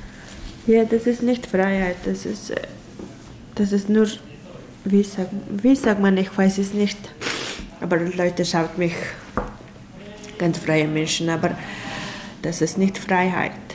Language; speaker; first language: German; non-native, learner; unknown